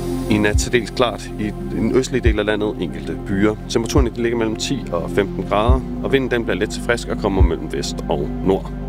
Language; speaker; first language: Danish; native; Danish